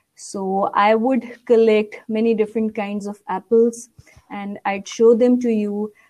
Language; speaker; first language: English; non-native, local second language; Urdu